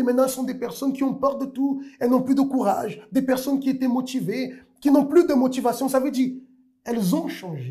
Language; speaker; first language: French; non-native, fluent; Portuguese